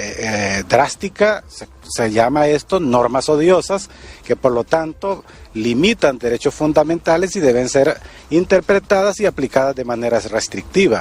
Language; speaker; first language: Spanish; native; Spanish